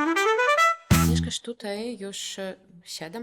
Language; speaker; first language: Polish; non-native, fluent; Belarusian